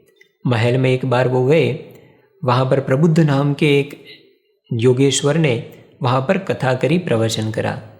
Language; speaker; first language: Hindi; native; Hindi